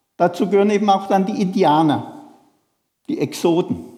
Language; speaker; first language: German; native; German